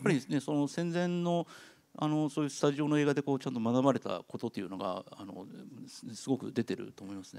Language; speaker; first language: Japanese; native; Japanese